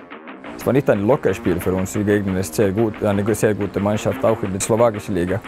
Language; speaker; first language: German; non-native, fluent; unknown